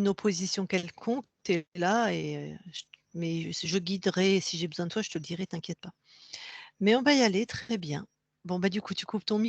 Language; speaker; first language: French; native; French